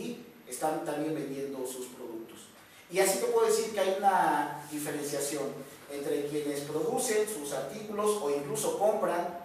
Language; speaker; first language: Spanish; native; Spanish